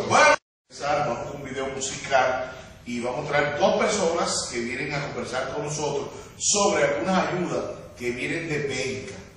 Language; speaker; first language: Spanish; native; Spanish